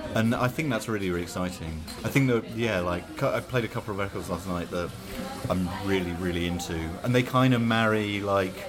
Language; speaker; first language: English; native; English